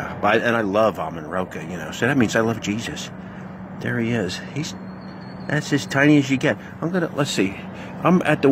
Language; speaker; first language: English; native; English